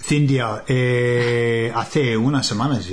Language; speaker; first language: Spanish; non-native, fluent; English